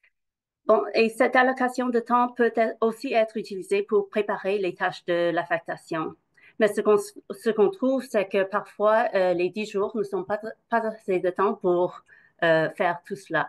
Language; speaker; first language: French; non-native, fluent; English